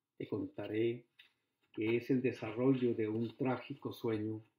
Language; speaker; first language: Spanish; native; Spanish